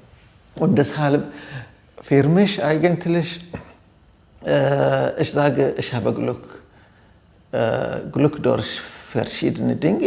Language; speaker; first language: German; non-native, fluent; Arabic